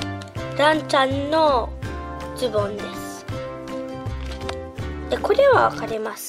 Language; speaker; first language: Japanese; early bilingual, heritage; Japanese